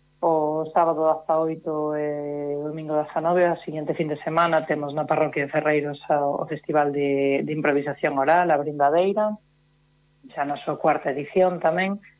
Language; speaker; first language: Galician; native; Galician